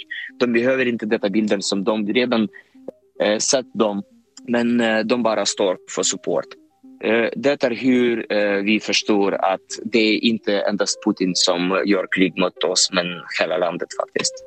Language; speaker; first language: Swedish; non-native, fluent; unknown